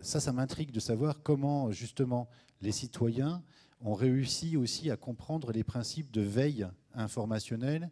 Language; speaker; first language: French; native; French